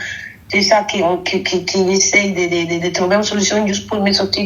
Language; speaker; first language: French; non-native, fluent; Spanish